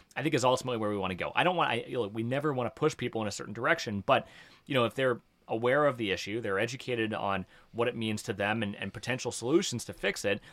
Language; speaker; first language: English; native; English